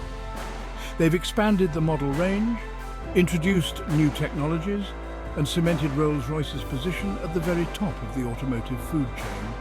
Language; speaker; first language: English; native; English